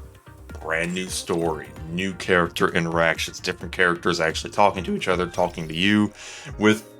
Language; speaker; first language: English; native; English